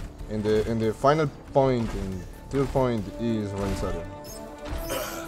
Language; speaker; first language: English; non-native, learner; Spanish